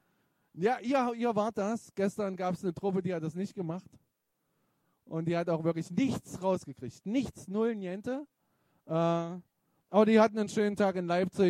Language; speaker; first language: German; native; German